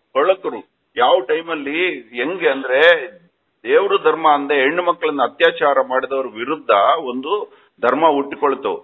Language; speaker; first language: Kannada; native; Kannada